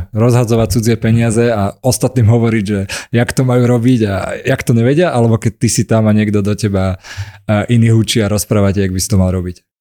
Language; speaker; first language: Slovak; native; Slovak